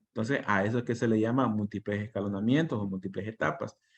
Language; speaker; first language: Spanish; native; Spanish